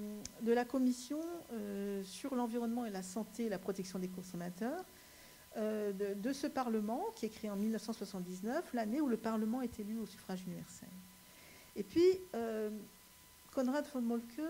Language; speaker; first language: French; native; French